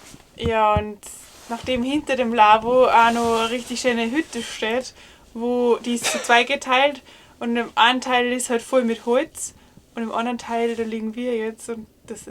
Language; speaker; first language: German; native; German